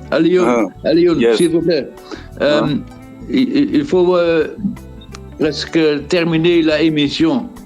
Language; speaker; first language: French; non-native, learner; Dutch